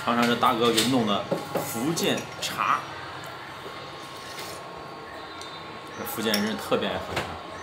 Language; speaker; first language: Chinese; native; Chinese